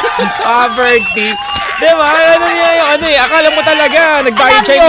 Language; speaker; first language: Filipino; native; Filipino